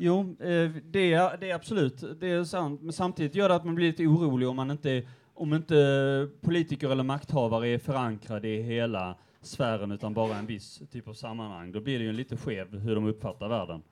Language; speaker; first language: Swedish; native; Swedish